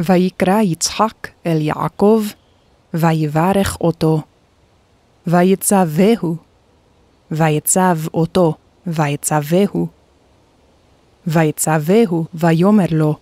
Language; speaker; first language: Hebrew; non-native, fluent; Korean